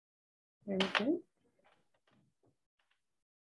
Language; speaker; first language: English; non-native, learner; Spanish